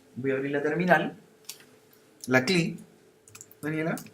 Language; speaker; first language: Spanish; native; Spanish